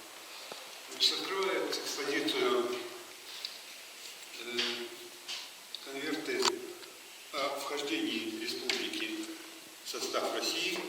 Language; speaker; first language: Russian; native; Russian